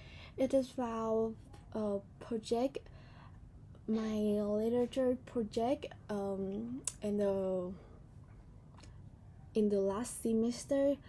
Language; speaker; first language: English; non-native, learner; Vietnamese